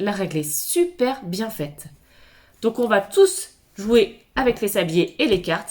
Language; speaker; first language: French; native; French